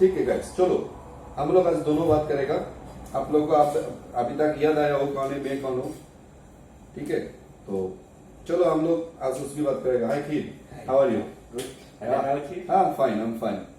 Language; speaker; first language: Hindi; non-native, learner; Bangla